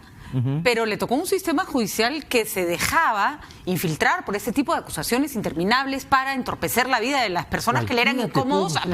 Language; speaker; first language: Spanish; native; Spanish